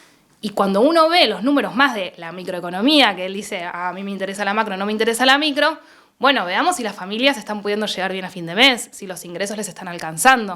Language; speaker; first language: Spanish; native; Spanish